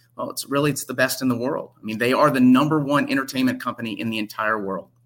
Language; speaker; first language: English; native; English